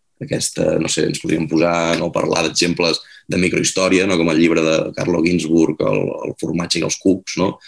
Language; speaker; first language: Catalan; native; Catalan